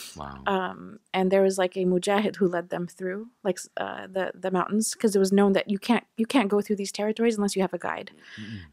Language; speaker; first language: English; native; English